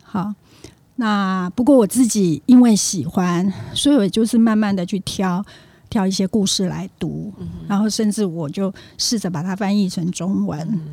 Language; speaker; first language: Chinese; native; Chinese